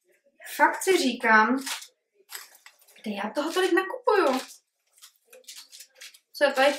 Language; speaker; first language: Czech; early bilingual, heritage; Czech